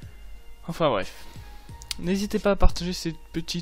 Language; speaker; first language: French; native; French